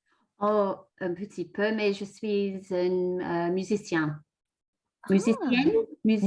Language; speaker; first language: French; non-native, learner; English